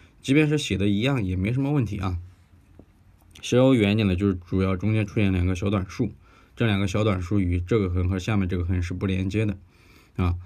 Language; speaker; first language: Chinese; native; Chinese